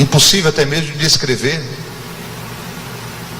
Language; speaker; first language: Portuguese; native; Portuguese